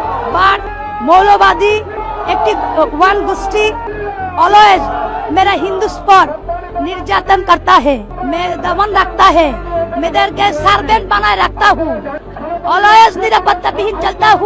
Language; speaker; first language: Hindi; non-native, learner; Bangla